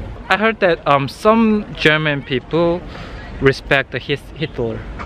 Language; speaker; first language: English; non-native, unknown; Korean